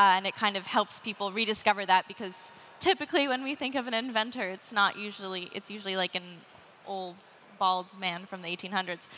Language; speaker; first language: English; native; English